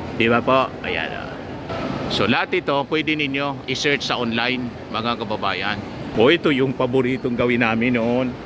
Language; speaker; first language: Filipino; non-native, local second language; Bikol